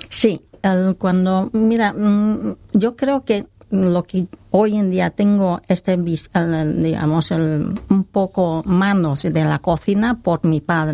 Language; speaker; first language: Spanish; non-native, learner; Khmer